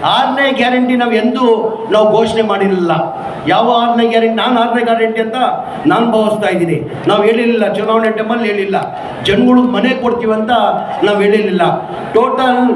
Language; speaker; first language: Kannada; non-native, local second language; Urdu